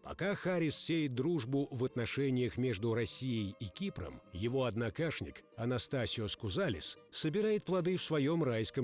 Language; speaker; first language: Russian; native; Russian